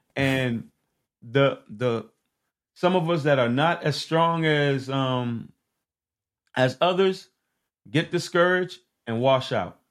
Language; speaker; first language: English; early bilingual, other home language; Haitian Creole